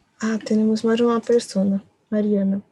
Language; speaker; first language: Spanish; non-native, learner; Portuguese